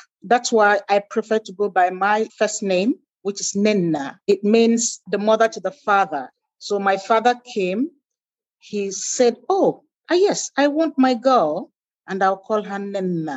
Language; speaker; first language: English; non-native, local second language; Igbo